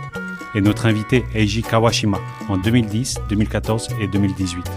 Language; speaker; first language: French; native; French